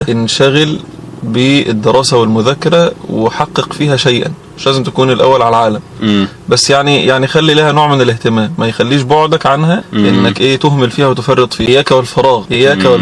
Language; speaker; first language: Arabic; native; Arabic